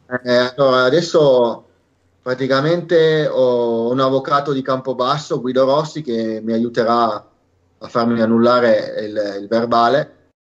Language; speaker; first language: Italian; native; Italian